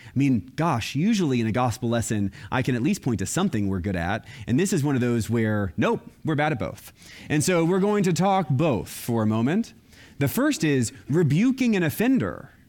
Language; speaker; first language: English; native; English